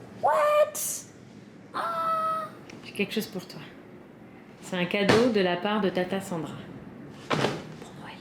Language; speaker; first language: French; native; French